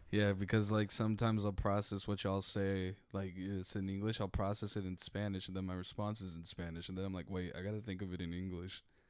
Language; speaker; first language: English; early bilingual, other home language; Spanish